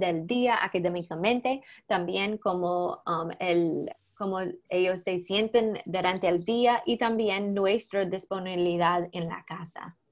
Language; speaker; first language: Spanish; non-native, learner; English